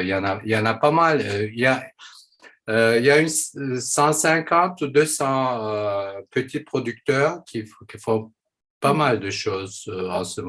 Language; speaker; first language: French; non-native, fluent; Turkish